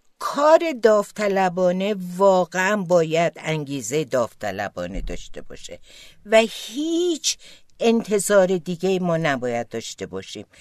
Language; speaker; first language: Persian; non-native, local second language; Azerbaijani